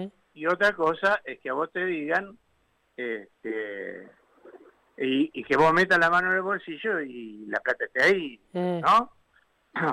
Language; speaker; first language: Spanish; native; Spanish